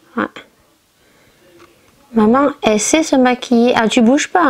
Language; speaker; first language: French; native; French